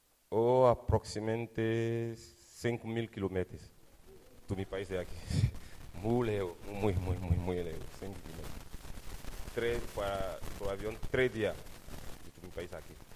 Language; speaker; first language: Spanish; non-native, learner; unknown